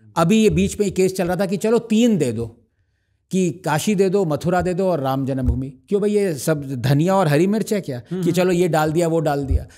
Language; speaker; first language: Hindi; non-native, local second language; Tamil